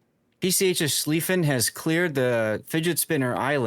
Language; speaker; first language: English; native; English